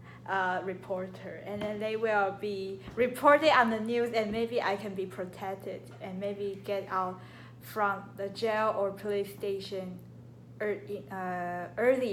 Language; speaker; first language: English; non-native, learner; Chinese